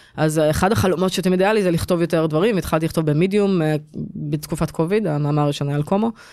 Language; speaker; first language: Hebrew; native; Hebrew